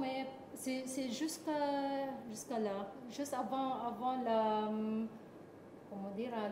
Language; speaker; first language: French; non-native, learner; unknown